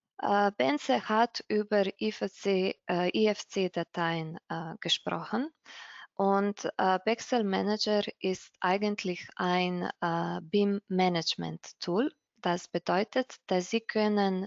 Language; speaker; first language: German; non-native, fluent; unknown